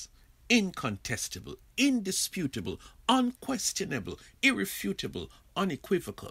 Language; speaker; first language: English; native; English